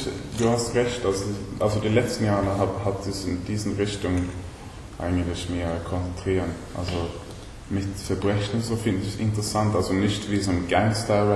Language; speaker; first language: German; non-native, learner; Swedish